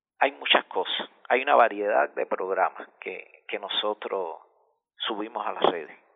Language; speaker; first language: Spanish; native; Spanish